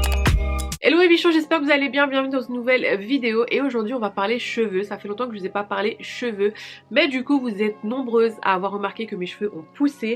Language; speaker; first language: French; native; French